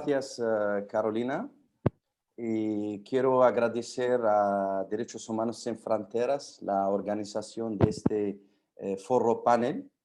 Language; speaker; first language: Spanish; non-native, fluent; Arabic